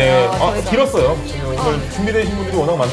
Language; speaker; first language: Korean; native; Korean